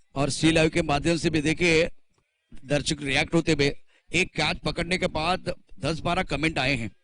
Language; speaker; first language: Hindi; non-native, local second language; Marathi